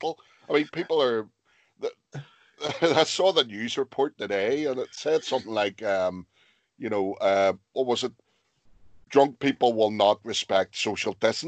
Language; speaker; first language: English; native; English